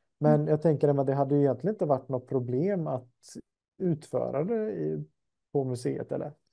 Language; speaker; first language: Swedish; native; Swedish